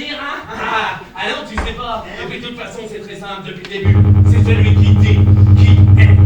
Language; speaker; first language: French; native; French